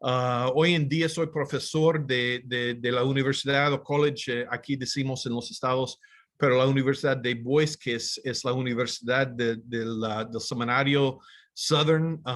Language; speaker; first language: Spanish; non-native, fluent; English